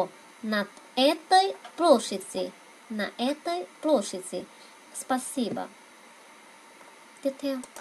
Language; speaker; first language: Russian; non-native, fluent; Vietnamese